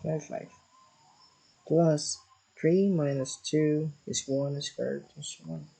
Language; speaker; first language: English; non-native, local second language; Filipino